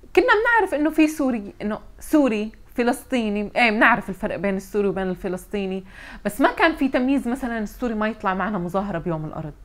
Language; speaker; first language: Arabic; native; Arabic